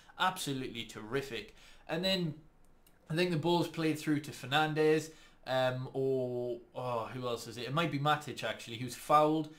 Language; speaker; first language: English; native; English